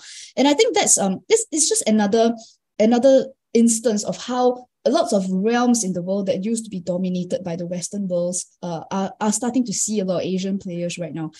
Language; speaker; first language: English; native; English